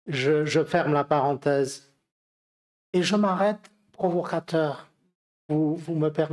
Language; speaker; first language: French; non-native, fluent; Romanian